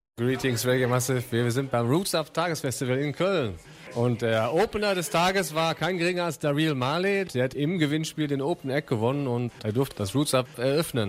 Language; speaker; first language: German; native; German